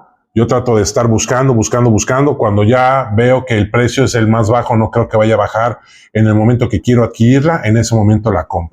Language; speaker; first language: Spanish; native; Spanish